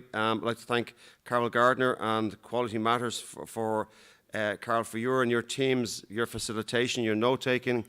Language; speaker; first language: English; native; English